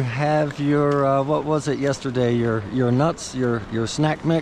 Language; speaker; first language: English; native; English